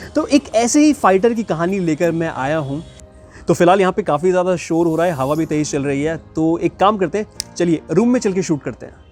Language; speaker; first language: Hindi; native; Hindi